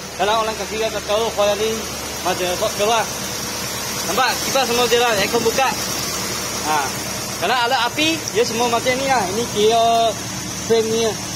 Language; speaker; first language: Malay; non-native, local second language; Chinese